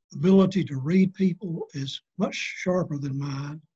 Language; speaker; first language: English; native; English